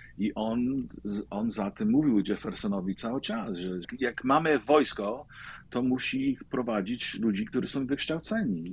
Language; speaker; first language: Polish; early bilingual, heritage; Polish